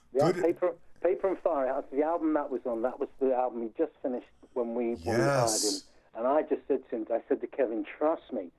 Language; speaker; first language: English; native; English